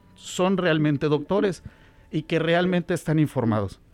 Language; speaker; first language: Spanish; native; Spanish